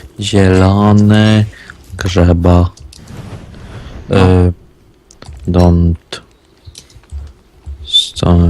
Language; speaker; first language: Polish; native; Polish